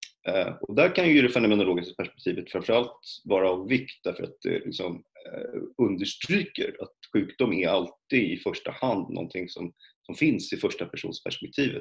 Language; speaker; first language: Swedish; native; Swedish